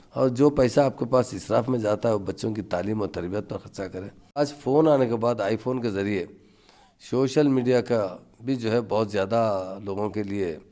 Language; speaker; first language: Urdu; native; Urdu